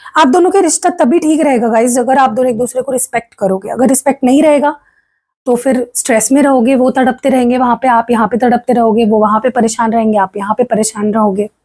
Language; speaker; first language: Hindi; non-native, local second language; Marathi